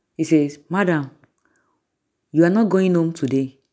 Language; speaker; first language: English; non-native, local second language; Yoruba